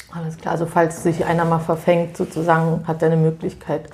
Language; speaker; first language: German; native; German